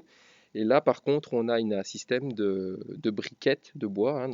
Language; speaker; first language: French; native; French